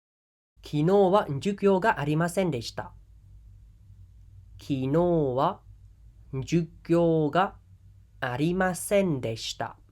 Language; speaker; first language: Japanese; non-native, fluent; Khmer